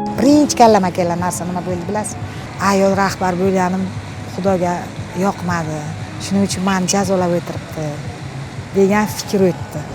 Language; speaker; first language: Uzbek; native; Uzbek